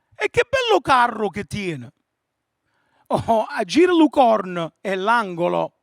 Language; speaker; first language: Italian; early bilingual, other home language; English